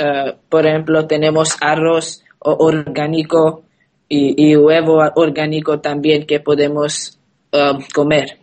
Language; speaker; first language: Spanish; non-native, learner; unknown